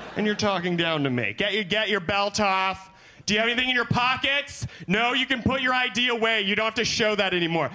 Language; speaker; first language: English; native; English